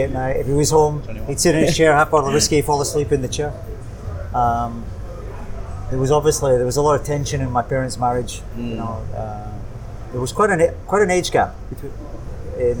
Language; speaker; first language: English; native; English